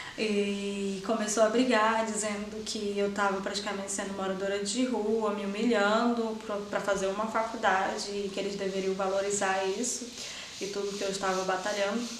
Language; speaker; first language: Portuguese; native; Portuguese